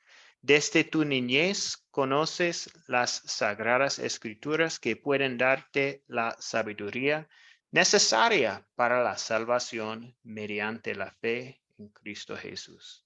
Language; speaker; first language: Spanish; non-native, fluent; English